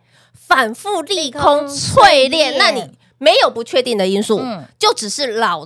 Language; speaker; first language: Chinese; native; Chinese